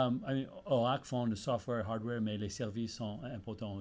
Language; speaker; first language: French; early bilingual, heritage; English